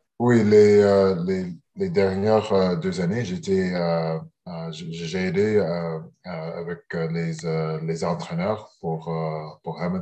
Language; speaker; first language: French; early bilingual, heritage; English